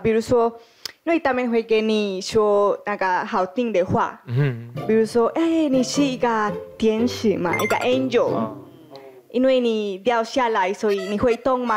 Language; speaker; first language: Chinese; non-native, fluent; Spanish